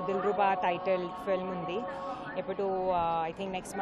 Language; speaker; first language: Telugu; non-native, learner; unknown